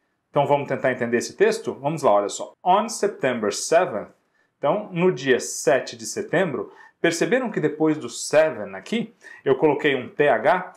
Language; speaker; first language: Portuguese; native; Portuguese